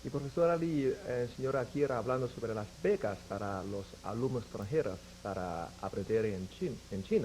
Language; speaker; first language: Spanish; non-native, fluent; Chinese